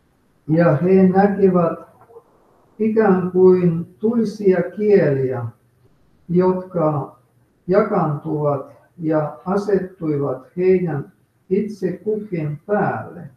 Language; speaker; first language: Finnish; non-native, fluent; Russian